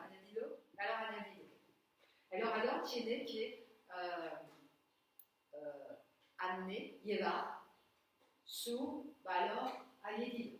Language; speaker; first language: Spanish; non-native, learner; French